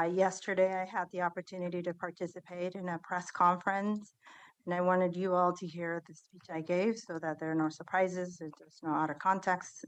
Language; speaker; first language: English; early bilingual, other home language; Somali